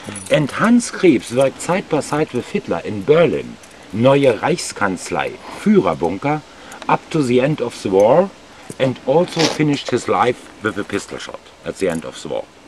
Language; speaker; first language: English; non-native, fluent; German